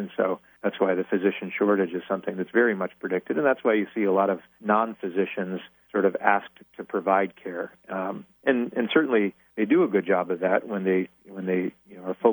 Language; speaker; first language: English; native; English